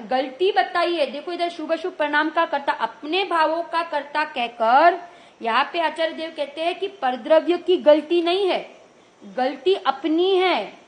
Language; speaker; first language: Hindi; non-native, local second language; Gujarati